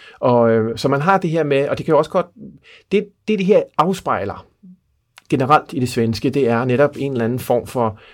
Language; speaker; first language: Danish; native; Danish